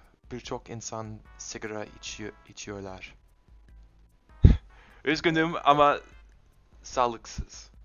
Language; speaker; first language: Turkish; non-native, learner; English